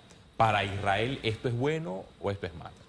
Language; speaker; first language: Spanish; native; Spanish